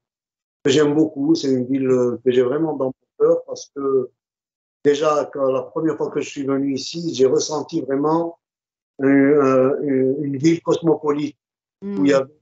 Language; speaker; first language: French; non-native, local second language; Arabic